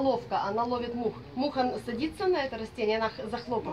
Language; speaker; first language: Russian; native; Russian